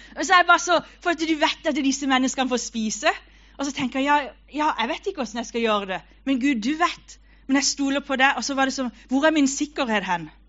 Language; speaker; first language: Norwegian; native; Norwegian